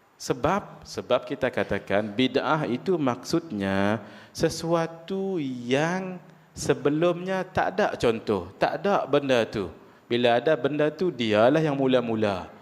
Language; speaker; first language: Malay; native; Malay